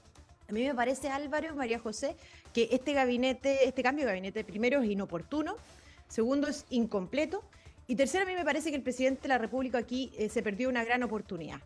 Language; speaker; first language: Spanish; native; Spanish